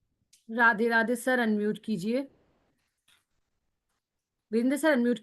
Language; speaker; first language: Hindi; native; Hindi